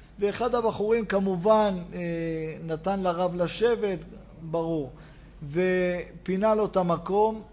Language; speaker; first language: Hebrew; native; Hebrew